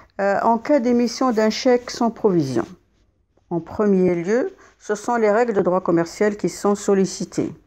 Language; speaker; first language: French; non-native, local second language; Arabic